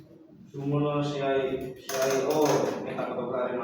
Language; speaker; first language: Japanese; non-native, learner; Indonesian